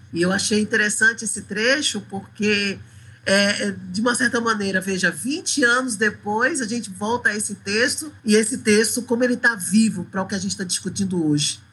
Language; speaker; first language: Portuguese; native; Portuguese